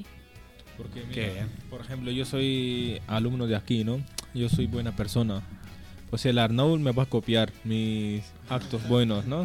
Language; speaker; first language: Spanish; non-native, learner; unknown